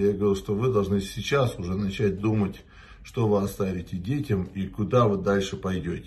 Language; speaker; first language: Russian; native; Russian